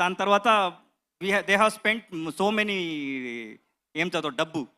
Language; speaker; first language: Telugu; non-native, learner; Kannada